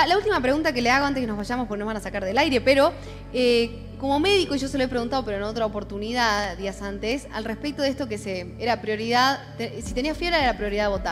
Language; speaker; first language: Spanish; native; Spanish